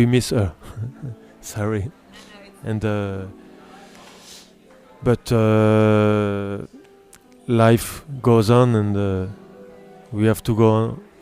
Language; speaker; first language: English; non-native, learner; French